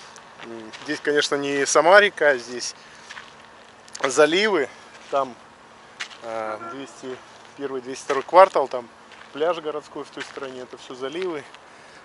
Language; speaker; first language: Russian; native; Russian